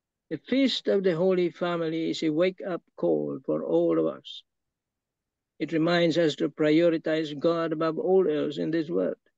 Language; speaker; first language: English; non-native, local second language; Filipino